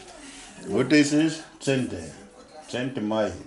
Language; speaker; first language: German; non-native, learner; Portuguese